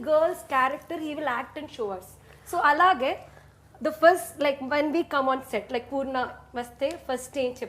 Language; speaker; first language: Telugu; non-native, learner; Malayalam